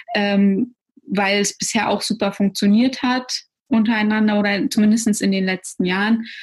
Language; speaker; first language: German; early bilingual, other home language; Russian